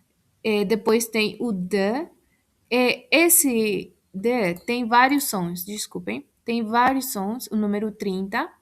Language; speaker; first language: Portuguese; non-native, fluent; Spanish